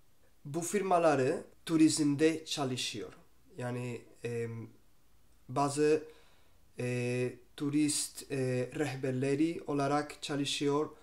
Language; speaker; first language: Turkish; non-native, learner; Spanish